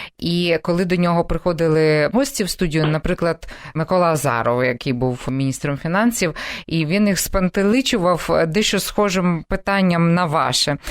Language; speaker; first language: Ukrainian; native; Ukrainian